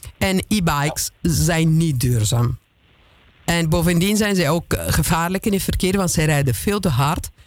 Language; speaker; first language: Dutch; non-native, fluent; Italian